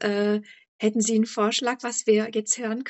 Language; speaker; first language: German; native; German